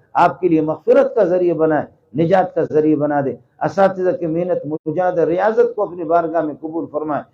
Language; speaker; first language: Urdu; non-native, local second language; Brahui